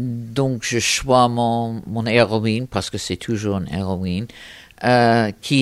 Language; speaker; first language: French; non-native, fluent; English